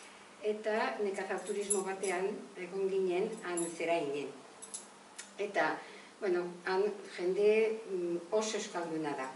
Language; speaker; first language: Basque; non-native, learner; Catalan